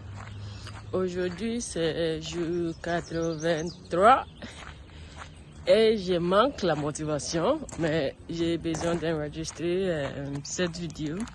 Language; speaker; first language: French; non-native, learner; English